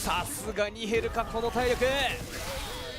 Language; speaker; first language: Japanese; native; Japanese